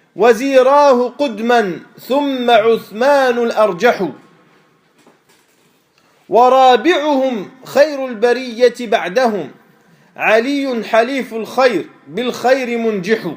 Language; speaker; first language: Arabic; non-native, fluent; French